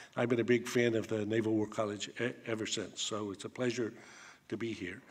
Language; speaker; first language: English; native; English